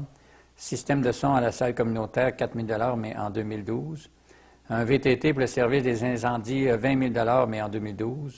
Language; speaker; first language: French; native; French